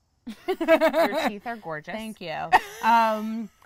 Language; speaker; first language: English; native; English